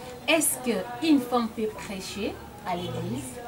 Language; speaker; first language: French; non-native, local second language; Lingala